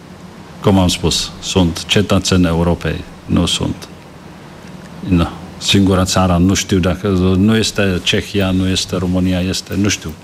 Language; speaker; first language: Romanian; non-native, learner; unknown